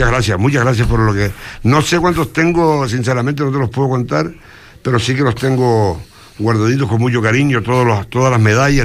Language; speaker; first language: Spanish; native; Spanish